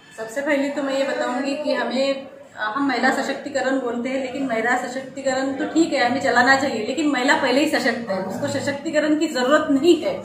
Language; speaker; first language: Hindi; non-native, local second language; Marathi